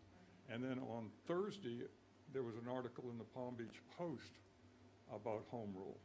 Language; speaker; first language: English; native; English